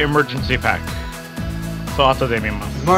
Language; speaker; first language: Japanese; non-native, fluent; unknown